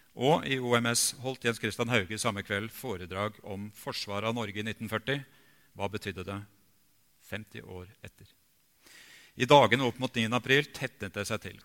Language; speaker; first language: Norwegian; native; Norwegian